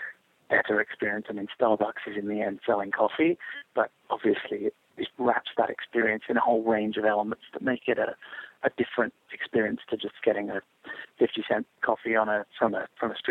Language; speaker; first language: English; native; English